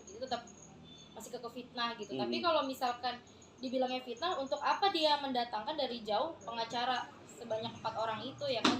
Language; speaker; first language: Indonesian; native; Indonesian